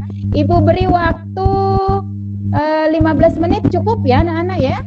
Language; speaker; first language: Indonesian; native; Indonesian